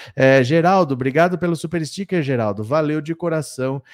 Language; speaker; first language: Portuguese; native; Portuguese